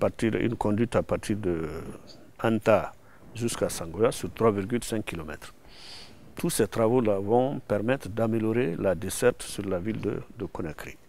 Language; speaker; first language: French; non-native, local second language; Susu